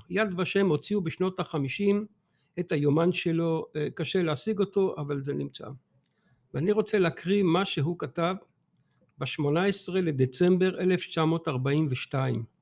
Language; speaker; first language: Hebrew; non-native, fluent; French